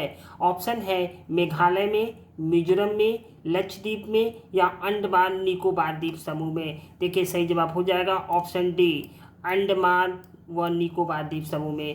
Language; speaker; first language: Hindi; native; Hindi